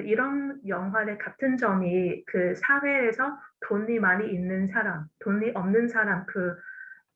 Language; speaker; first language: Korean; non-native, fluent; Cantonese